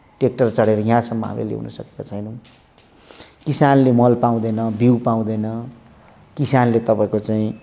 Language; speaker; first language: Nepali; native; Nepali